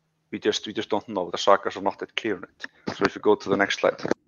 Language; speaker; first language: English; non-native, fluent; Icelandic